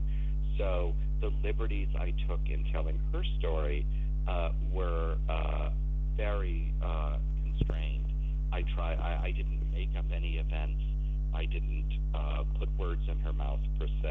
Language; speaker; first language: English; native; English